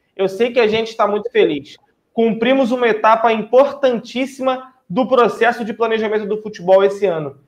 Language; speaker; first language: Portuguese; native; Portuguese